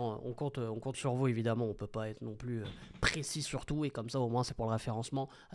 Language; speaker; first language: French; native; French